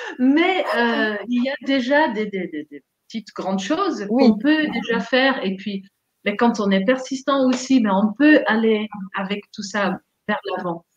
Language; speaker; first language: French; non-native, fluent; Dutch